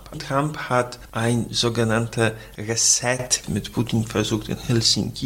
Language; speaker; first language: German; non-native, fluent; Polish